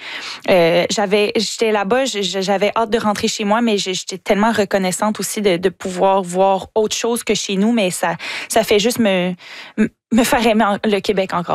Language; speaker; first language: French; native; French